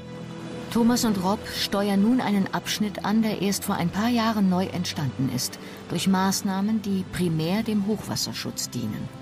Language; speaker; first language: German; native; German